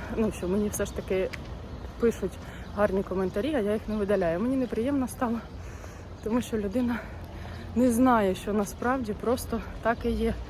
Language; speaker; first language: Ukrainian; non-native, local second language; Russian